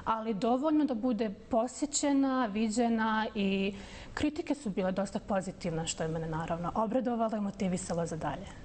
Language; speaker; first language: Bosnian; native; Bosnian